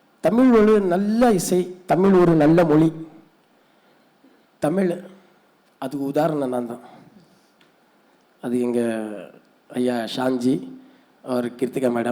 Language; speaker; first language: Tamil; non-native, learner; Urdu